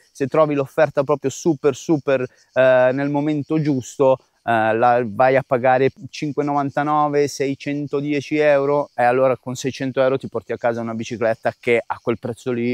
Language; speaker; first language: Italian; native; Italian